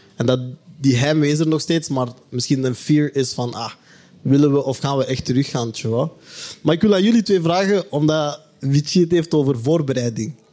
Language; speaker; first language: Dutch; native; Dutch